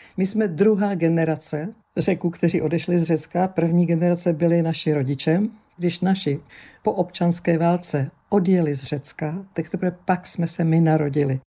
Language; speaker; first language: Czech; early bilingual, other home language; Greek